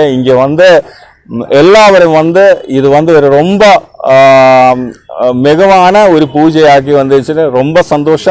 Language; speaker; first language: Tamil; non-native, learner; Malayalam